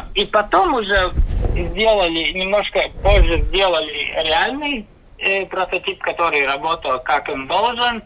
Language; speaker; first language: Russian; non-native, local second language; Latvian